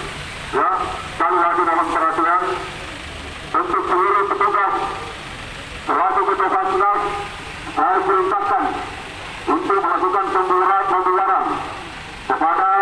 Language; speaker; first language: Malay; native; Malay